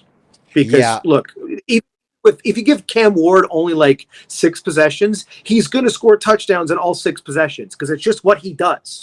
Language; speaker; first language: English; native; English